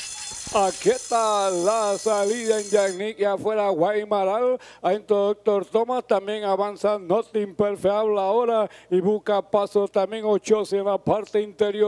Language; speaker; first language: Spanish; native; Spanish